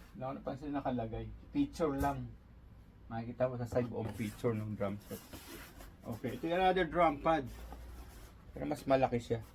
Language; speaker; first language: Filipino; native; Filipino